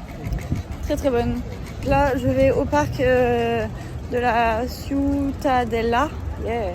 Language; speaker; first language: French; native; French